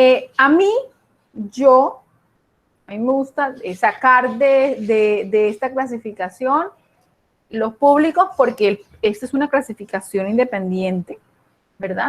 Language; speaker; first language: Spanish; native; Spanish